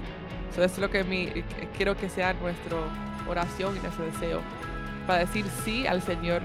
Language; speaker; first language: Spanish; early bilingual, heritage; Spanish